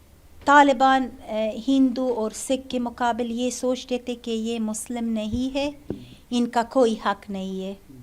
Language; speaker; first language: Hindi; non-native, learner; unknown